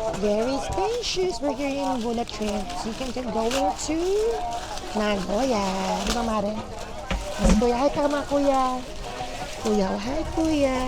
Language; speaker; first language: Filipino; native; Filipino